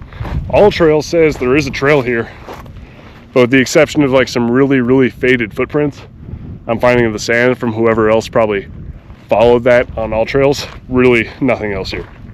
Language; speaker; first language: English; native; English